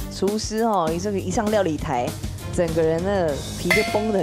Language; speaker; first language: Chinese; native; Chinese